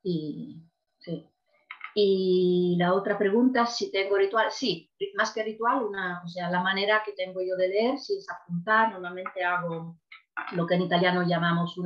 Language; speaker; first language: Spanish; non-native, fluent; Italian